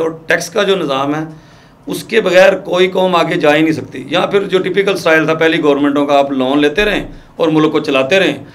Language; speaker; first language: Urdu; non-native, local second language; Punjabi